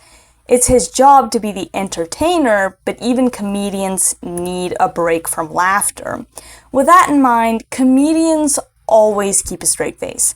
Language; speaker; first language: English; native; English